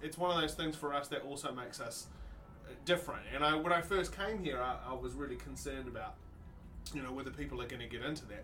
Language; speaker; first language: English; native; English